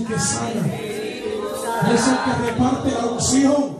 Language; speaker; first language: Spanish; native; Spanish